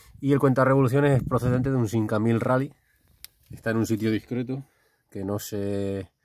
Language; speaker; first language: Spanish; native; Spanish